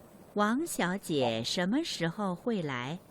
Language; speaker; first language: Chinese; non-native, learner; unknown